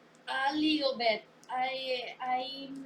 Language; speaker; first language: English; non-native, learner; Spanish